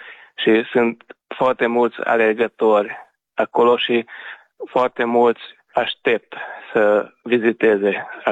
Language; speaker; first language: Romanian; non-native, local second language; Hungarian